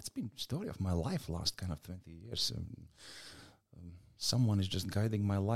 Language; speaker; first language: English; non-native, fluent; Latvian